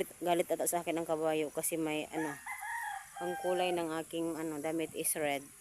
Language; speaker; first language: Filipino; non-native, local second language; Cebuano